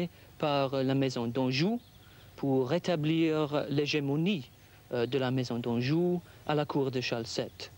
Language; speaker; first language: French; non-native, fluent; English